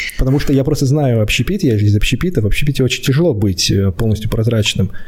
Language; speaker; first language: Russian; native; Russian